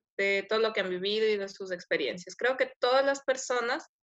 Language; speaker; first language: Spanish; native; Spanish